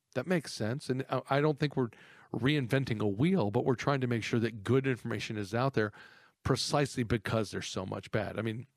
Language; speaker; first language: English; native; English